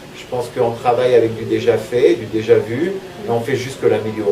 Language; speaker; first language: French; native; French